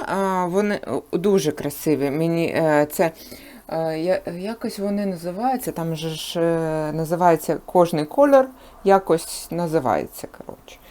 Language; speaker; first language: Ukrainian; non-native, local second language; Russian